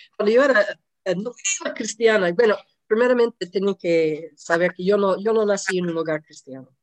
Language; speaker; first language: Spanish; non-native, fluent; English